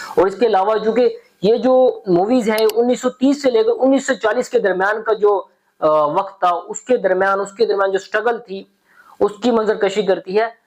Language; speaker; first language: Urdu; native; Urdu